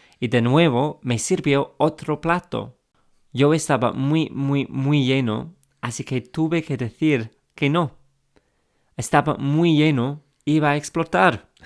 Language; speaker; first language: Spanish; non-native, fluent; English